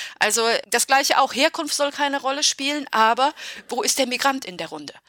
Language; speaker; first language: German; early bilingual, other home language; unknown